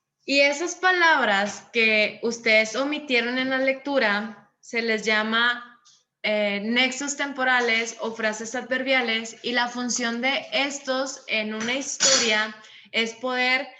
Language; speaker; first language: Spanish; native; Spanish